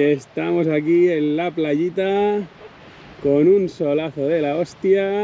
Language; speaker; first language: Spanish; native; Spanish